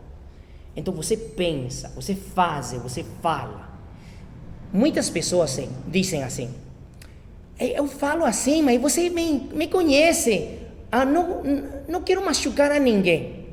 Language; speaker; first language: Portuguese; non-native, fluent; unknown